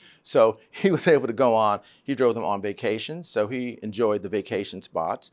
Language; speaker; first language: English; native; English